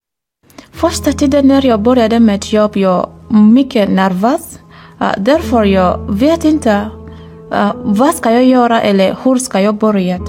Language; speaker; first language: Swedish; non-native, learner; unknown